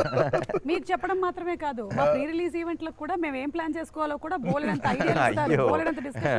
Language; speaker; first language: Telugu; native; Telugu